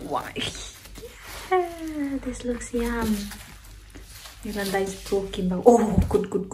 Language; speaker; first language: English; non-native, fluent; Nepali